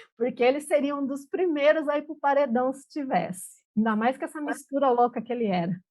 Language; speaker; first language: Portuguese; native; Portuguese